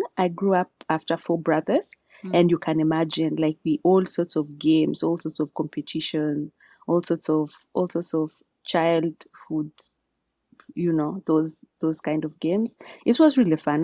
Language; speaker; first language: English; non-native, local second language; Kalenjin